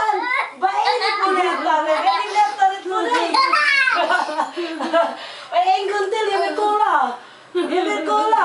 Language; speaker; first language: Swedish; non-native, learner; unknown